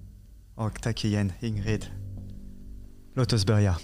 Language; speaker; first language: Swedish; non-native, fluent; French